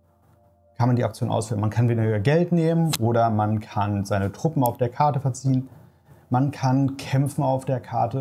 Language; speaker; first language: German; native; German